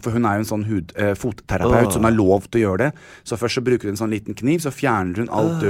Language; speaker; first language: Norwegian; early bilingual, other home language; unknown